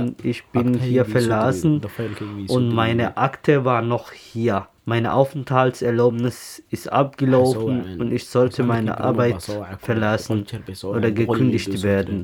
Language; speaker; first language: German; non-native, learner; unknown